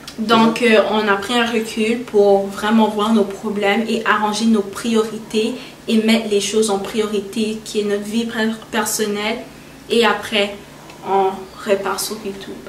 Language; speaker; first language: French; early bilingual, other home language; Haitian Creole